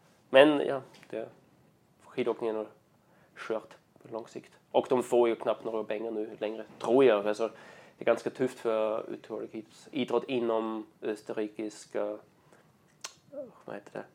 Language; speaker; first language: Swedish; non-native, fluent; German